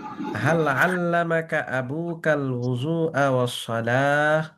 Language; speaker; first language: Arabic; non-native, fluent; Bangla